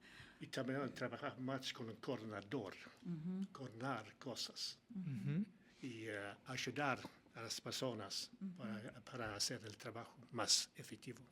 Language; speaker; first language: Spanish; non-native, learner; Swedish